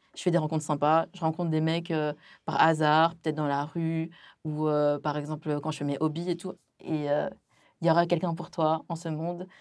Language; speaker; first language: French; early bilingual, other home language; Chinese